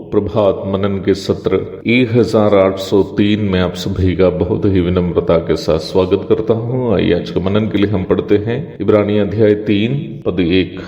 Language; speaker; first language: Hindi; non-native, local second language; Malayalam